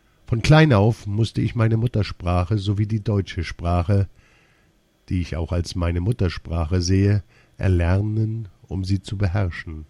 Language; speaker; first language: German; early bilingual, other home language; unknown